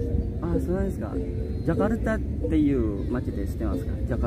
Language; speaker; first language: Japanese; non-native, learner; Indonesian